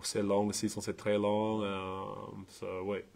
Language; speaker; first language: French; non-native, learner; English